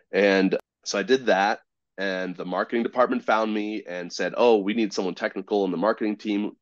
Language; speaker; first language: English; native; English